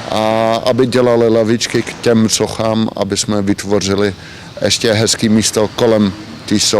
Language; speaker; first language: Czech; non-native, learner; Dutch